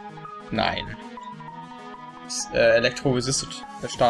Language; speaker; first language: German; native; German